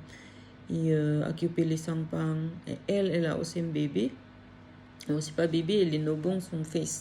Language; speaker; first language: French; non-native, learner; Filipino